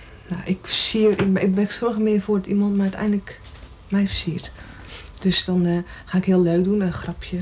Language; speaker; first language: Dutch; native; Dutch